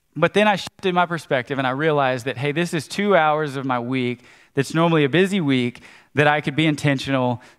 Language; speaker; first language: English; native; English